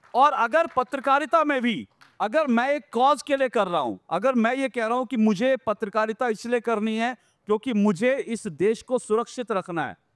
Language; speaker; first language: Hindi; native; Hindi